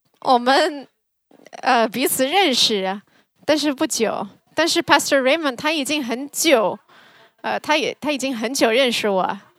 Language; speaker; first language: Chinese; early bilingual, heritage; Chinese